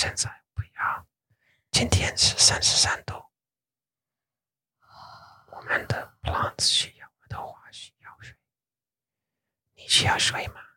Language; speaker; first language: Chinese; non-native, learner; English